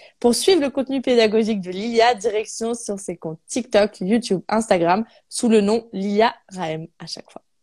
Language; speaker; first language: French; native; French